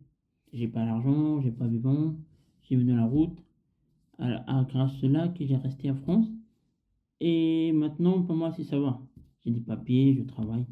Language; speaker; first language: French; non-native, learner; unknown